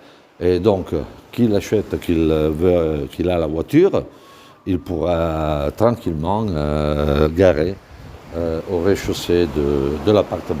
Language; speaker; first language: French; non-native, fluent; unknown